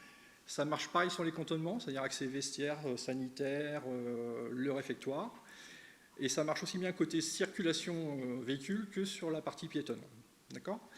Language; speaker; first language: French; native; French